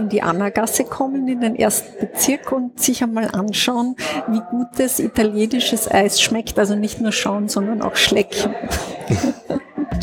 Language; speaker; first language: German; native; German